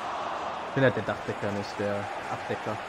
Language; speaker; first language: German; native; German